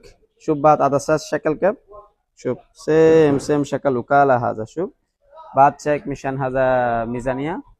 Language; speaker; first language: Arabic; non-native, learner; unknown